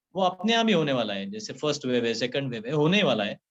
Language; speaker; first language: Hindi; non-native, local second language; Marathi